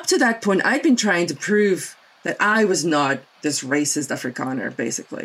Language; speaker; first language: English; non-native, local second language; Afrikaans